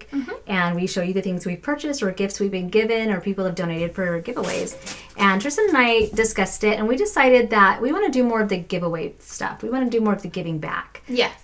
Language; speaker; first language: English; native; English